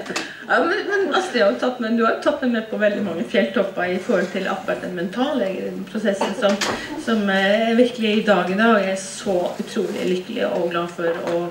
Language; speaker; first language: Norwegian; native; Norwegian